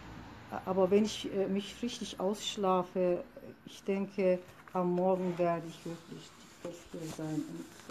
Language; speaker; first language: German; non-native, fluent; Turkish